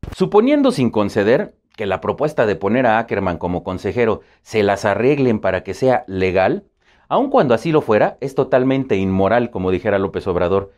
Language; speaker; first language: Spanish; native; Spanish